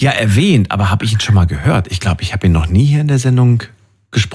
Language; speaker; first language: German; native; German